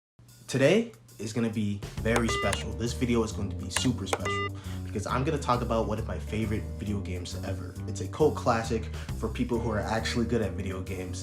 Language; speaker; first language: English; native; English